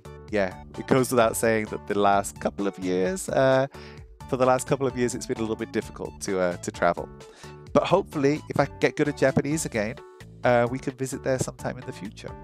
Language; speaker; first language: English; native; English